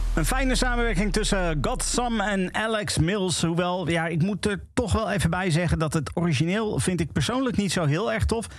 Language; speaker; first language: Dutch; native; Dutch